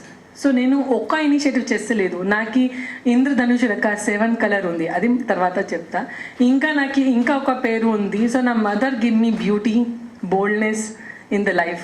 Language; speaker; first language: Telugu; non-native, local second language; Hindi